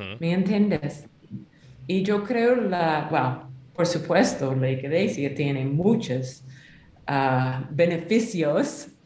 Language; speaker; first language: Spanish; non-native, learner; English